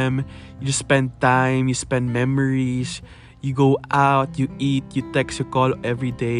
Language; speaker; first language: English; non-native, local second language; Filipino